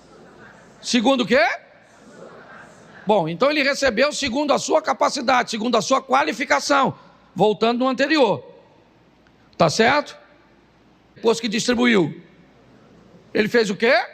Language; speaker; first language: Portuguese; native; Portuguese